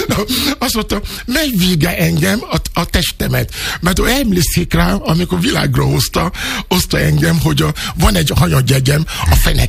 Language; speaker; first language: Hungarian; non-native, learner; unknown